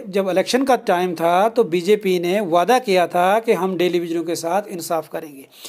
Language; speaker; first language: Hindi; non-native, local second language; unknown